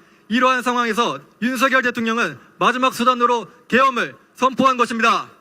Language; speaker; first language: Korean; native; Korean